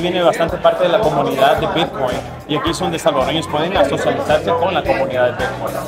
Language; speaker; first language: Spanish; native; Spanish